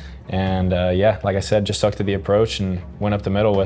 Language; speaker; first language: English; native; English